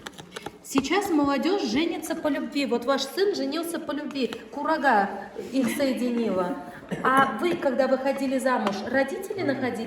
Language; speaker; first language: Russian; native; Russian